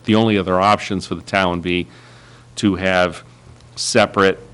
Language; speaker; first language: English; native; English